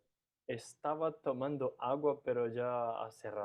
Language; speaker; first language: Spanish; non-native, learner; Portuguese